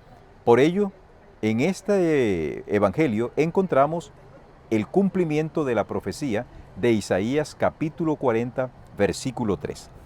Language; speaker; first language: Spanish; native; Spanish